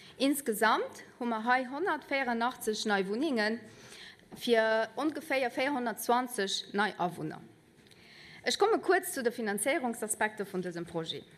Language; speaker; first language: German; non-native, local second language; Luxembourgish